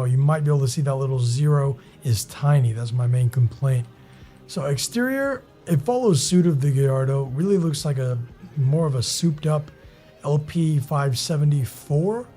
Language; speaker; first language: English; native; English